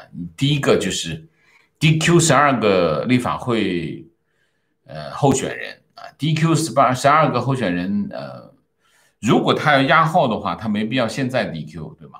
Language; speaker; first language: Chinese; native; Chinese